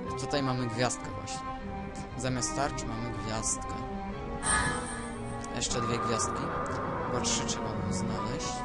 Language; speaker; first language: Polish; native; Polish